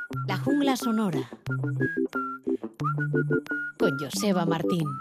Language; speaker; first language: Spanish; native; Spanish